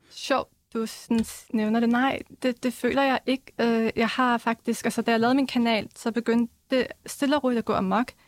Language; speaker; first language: Danish; early bilingual, other home language; Arabic